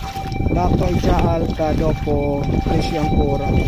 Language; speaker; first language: Italian; non-native, learner; Filipino